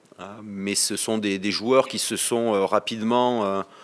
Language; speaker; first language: French; native; French